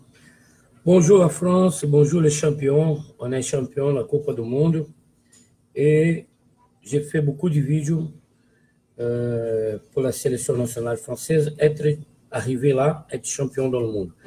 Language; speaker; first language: French; non-native, fluent; Portuguese